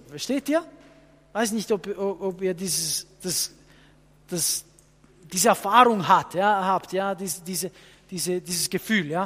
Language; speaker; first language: German; non-native, fluent; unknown